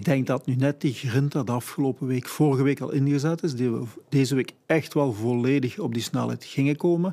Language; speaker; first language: Dutch; native; Dutch